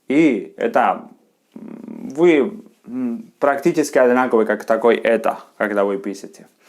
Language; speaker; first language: Russian; non-native, fluent; Spanish